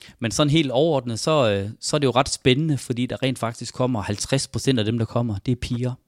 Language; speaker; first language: Danish; native; Danish